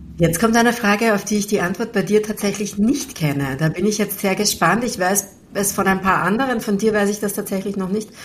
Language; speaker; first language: German; native; German